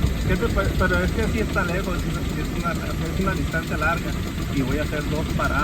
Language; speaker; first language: Spanish; native; Spanish